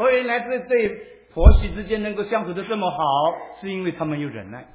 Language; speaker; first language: Chinese; native; Chinese